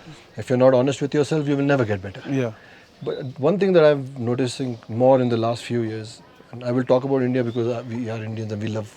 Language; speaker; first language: Hindi; native; Hindi